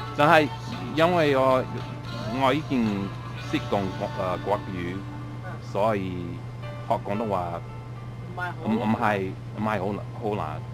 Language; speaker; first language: Chinese; non-native, fluent; English